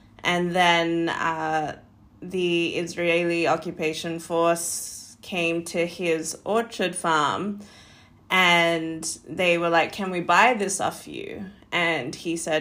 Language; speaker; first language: English; native; English